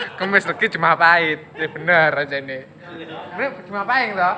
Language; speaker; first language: Javanese; native; Javanese